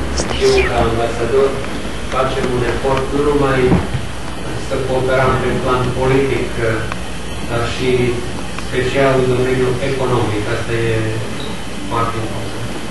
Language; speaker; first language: Romanian; non-native, fluent; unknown